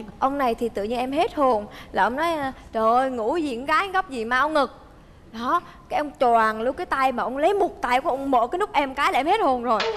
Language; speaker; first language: Vietnamese; early bilingual, heritage; Vietnamese